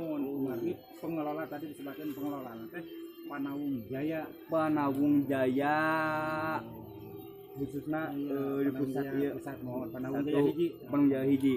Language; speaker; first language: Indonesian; non-native, local second language; Sundanese